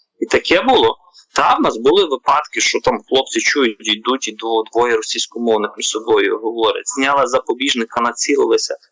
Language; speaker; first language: Ukrainian; native; Ukrainian